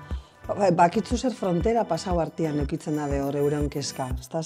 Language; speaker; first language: Basque; native; Basque